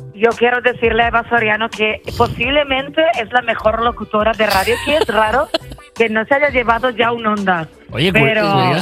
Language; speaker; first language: Spanish; non-native, fluent; German